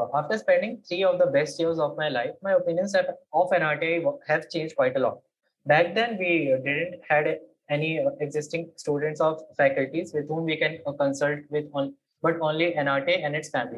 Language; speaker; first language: English; non-native, local second language; Hindi